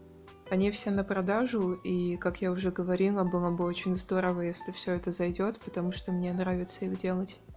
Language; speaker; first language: Russian; native; Russian